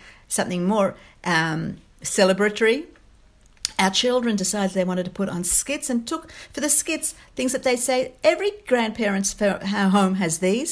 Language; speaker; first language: English; native; English